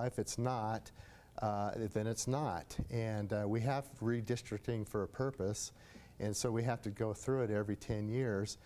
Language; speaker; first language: English; native; English